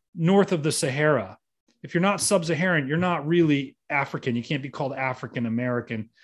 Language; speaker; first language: English; native; English